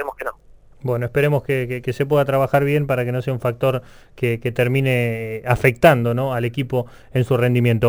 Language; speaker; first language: Spanish; native; Spanish